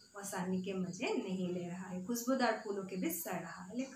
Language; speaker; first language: Hindi; non-native, local second language; Assamese